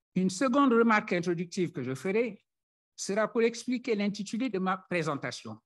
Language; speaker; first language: French; non-native, local second language; Wolof